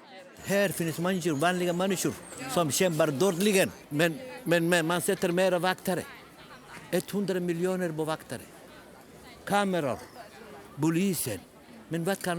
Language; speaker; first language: Swedish; non-native, learner; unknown